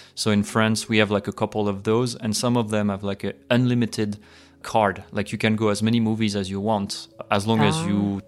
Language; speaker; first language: English; non-native, fluent; French